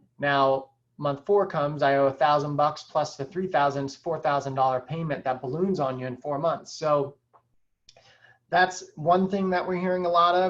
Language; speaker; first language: English; native; English